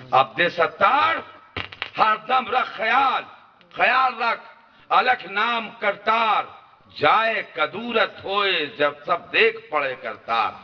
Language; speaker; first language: Urdu; native; Urdu